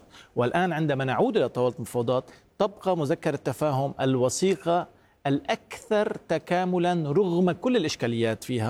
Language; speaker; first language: Arabic; native; Arabic